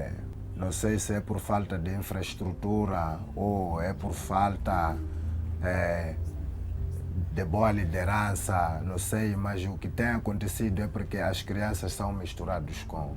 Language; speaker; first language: Portuguese; non-native, local second language; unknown